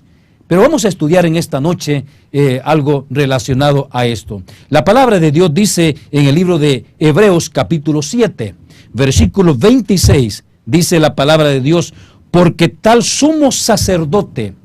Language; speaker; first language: Spanish; native; Spanish